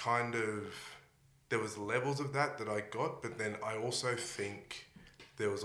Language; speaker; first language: English; native; English